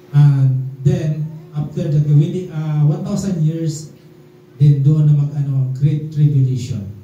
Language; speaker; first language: English; non-native, local second language; Filipino